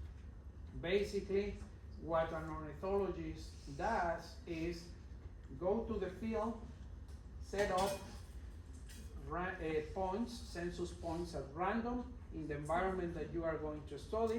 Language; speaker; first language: English; non-native, fluent; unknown